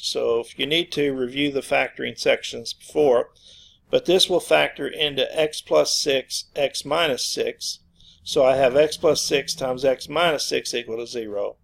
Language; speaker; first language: English; native; English